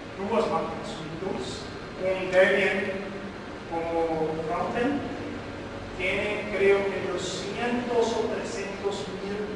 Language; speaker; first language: Spanish; non-native, learner; Portuguese